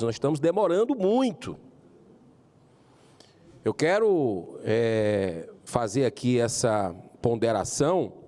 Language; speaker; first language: Portuguese; native; Portuguese